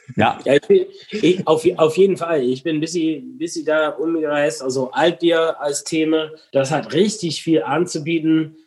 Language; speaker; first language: German; non-native, fluent; English